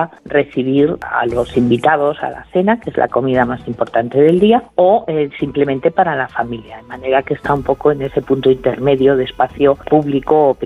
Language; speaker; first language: Spanish; native; Spanish